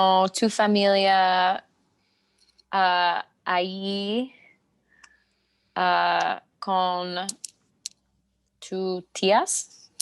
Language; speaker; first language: Spanish; non-native, learner; English